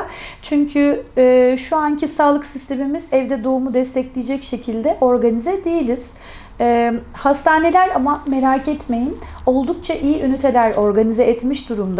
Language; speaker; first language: Turkish; native; Turkish